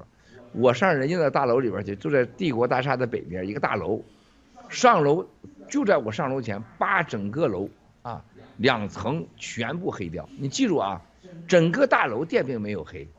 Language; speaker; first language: Chinese; native; Chinese